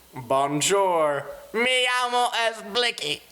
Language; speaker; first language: Spanish; non-native, learner; English